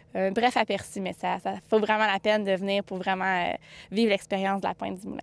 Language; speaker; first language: French; native; French